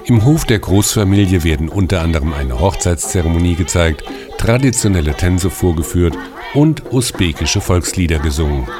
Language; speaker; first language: German; native; German